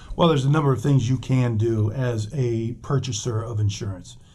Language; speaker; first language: English; native; English